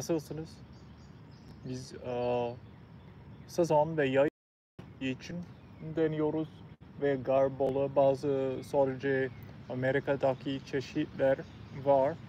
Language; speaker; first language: Turkish; non-native, learner; English